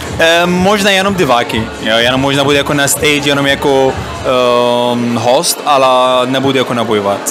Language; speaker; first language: Czech; non-native, learner; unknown